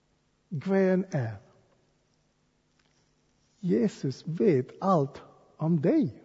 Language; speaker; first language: Swedish; non-native, fluent; English